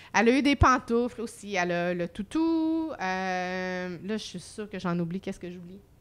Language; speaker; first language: French; native; French